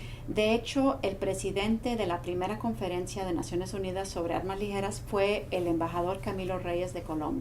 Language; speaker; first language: Spanish; non-native, fluent; English